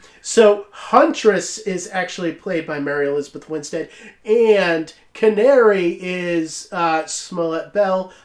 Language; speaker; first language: English; native; English